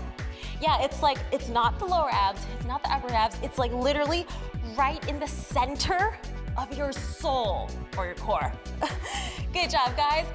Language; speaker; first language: English; native; English